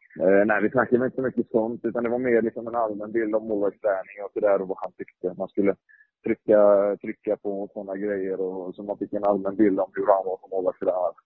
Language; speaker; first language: Swedish; native; Swedish